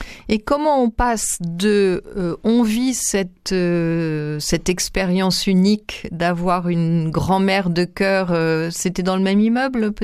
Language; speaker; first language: French; native; French